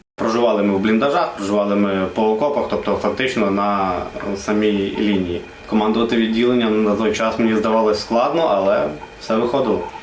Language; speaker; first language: Ukrainian; native; Ukrainian